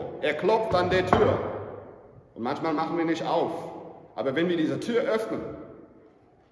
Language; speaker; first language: German; non-native, fluent; English